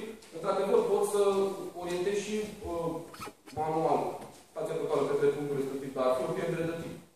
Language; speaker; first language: Romanian; native; Romanian